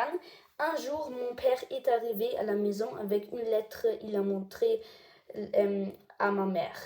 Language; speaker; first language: French; non-native, learner; German